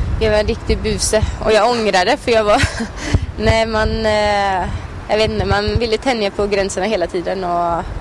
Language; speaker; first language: Swedish; early bilingual, other home language; Albanian